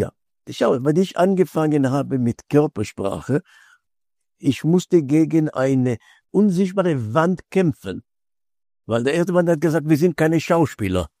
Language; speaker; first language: German; non-native, fluent; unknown